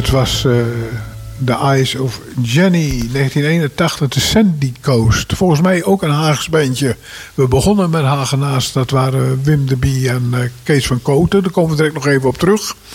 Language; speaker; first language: Dutch; native; Dutch